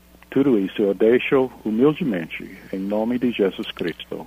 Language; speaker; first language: Portuguese; non-native, fluent; English